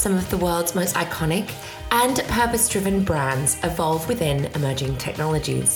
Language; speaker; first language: English; native; English